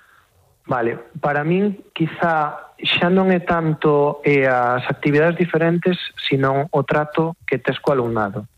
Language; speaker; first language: Galician; native; Galician